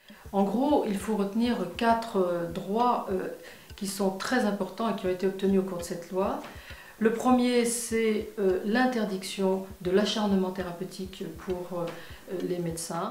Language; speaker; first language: French; native; French